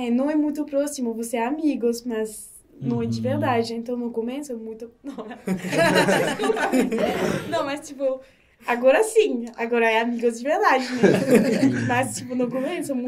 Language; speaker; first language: Portuguese; non-native, learner; French